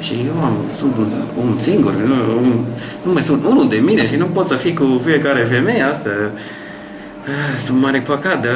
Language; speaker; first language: Romanian; non-native, learner; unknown